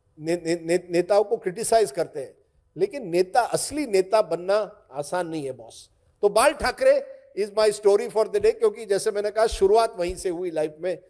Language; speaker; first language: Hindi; non-native, local second language; Marathi